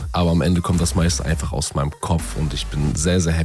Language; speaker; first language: German; early bilingual, other home language; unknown